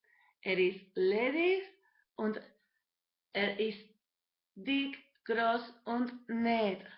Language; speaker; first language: German; non-native, learner; Spanish